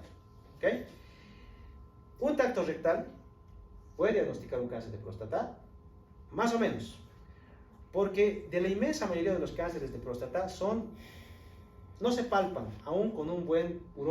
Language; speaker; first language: Spanish; native; Spanish